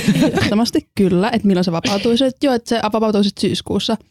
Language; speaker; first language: Finnish; early bilingual, other home language; Estonian